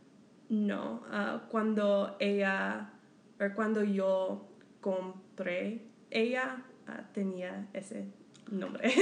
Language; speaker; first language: Spanish; non-native, learner; English